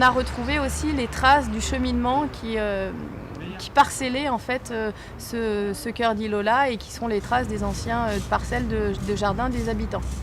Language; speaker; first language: French; native; French